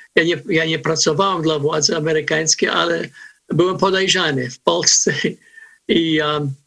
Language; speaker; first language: Polish; non-native, fluent; English